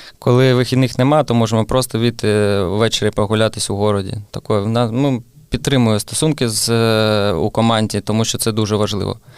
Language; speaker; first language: Ukrainian; non-native, local second language; Russian